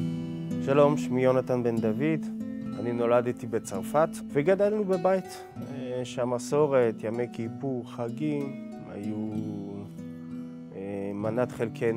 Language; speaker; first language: Hebrew; early bilingual, other home language; French